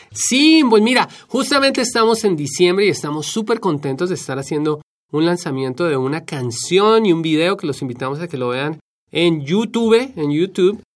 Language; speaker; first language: Spanish; native; Spanish